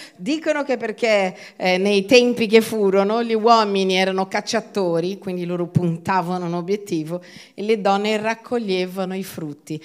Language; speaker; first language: Italian; non-native, fluent; Portuguese